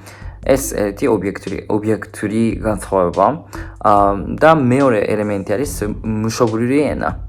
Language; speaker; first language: Georgian; non-native, fluent; Japanese